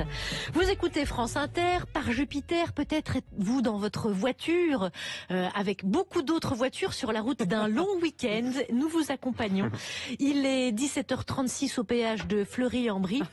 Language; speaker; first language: French; native; French